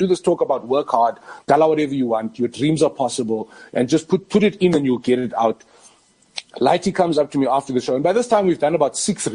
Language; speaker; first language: English; native; English